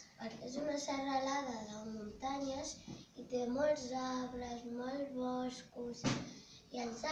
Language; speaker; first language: Spanish; non-native, local second language; Catalan